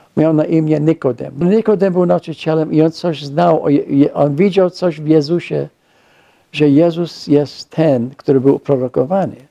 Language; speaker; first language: Polish; non-native, fluent; English